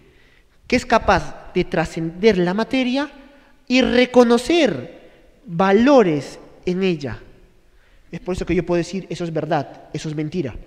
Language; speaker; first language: Spanish; native; Spanish